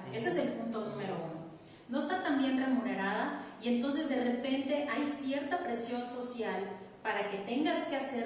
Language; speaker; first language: Spanish; native; Spanish